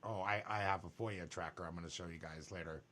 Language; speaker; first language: English; native; English